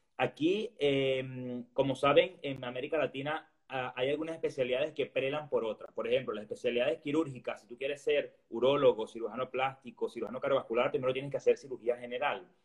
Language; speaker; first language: Spanish; native; Spanish